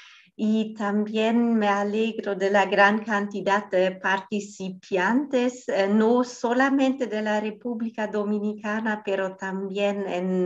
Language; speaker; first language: Spanish; non-native, fluent; German